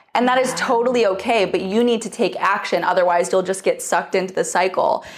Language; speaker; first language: English; native; English